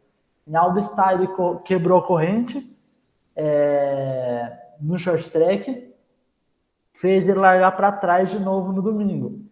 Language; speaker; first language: Portuguese; native; Portuguese